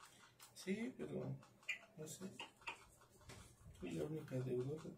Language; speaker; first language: Spanish; native; Spanish